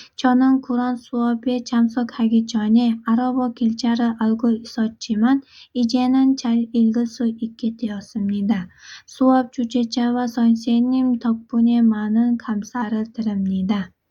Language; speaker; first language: Korean; non-native, fluent; Uzbek